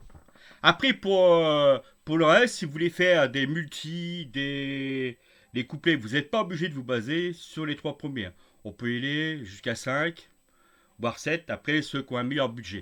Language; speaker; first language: French; native; French